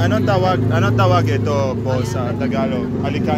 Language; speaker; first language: Filipino; non-native, learner; Arabic